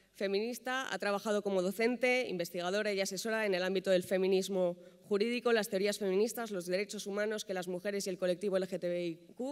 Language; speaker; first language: Spanish; native; Spanish